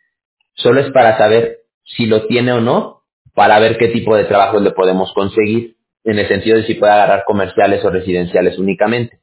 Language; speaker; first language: Spanish; native; Spanish